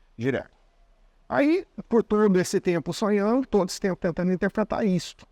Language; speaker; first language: Portuguese; non-native, fluent; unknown